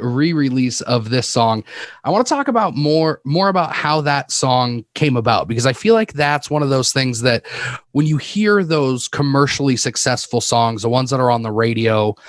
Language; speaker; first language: English; native; English